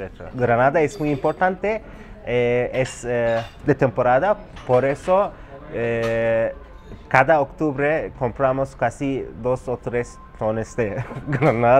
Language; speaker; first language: Spanish; non-native, fluent; Turkish